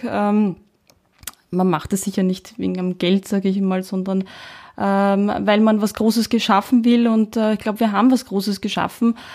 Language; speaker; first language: German; early bilingual, heritage; Czech